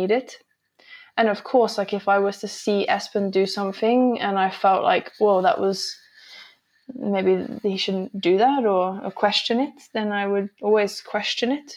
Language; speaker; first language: English; native; English